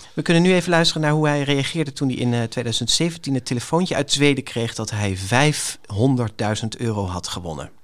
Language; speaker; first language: Dutch; native; Dutch